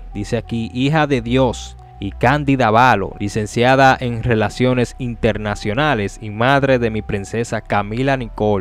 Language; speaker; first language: Spanish; native; Spanish